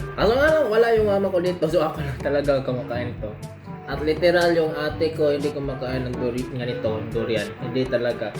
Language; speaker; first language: Filipino; non-native, local second language; Cebuano